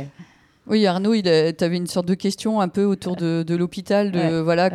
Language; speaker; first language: French; native; French